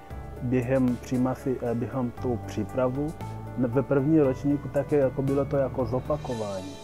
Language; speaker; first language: Czech; non-native, fluent; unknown